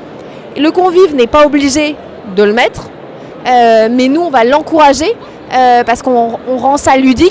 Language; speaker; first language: French; native; French